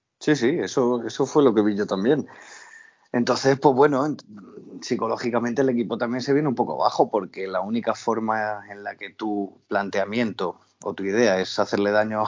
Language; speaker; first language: Spanish; native; Spanish